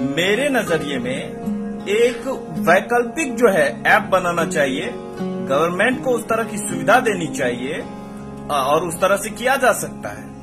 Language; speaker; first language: Hindi; native; Hindi